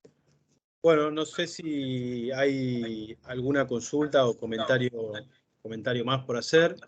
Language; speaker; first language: Spanish; native; Spanish